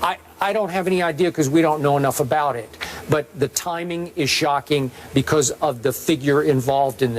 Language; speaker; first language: English; native; English